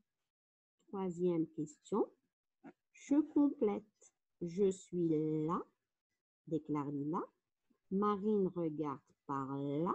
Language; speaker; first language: French; non-native, local second language; Arabic